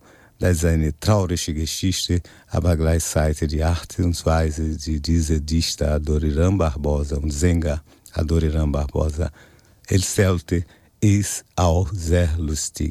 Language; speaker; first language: German; non-native, fluent; Portuguese